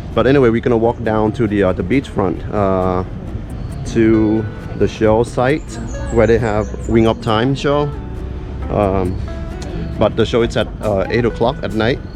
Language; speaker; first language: English; non-native, fluent; Thai